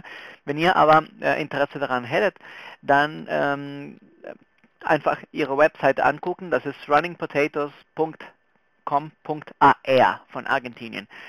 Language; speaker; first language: German; non-native, fluent; Spanish